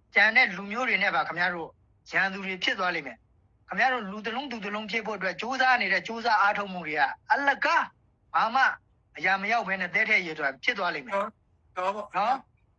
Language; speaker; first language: Burmese; native; Burmese